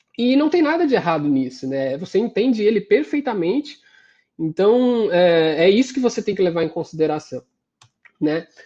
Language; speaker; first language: Portuguese; native; Portuguese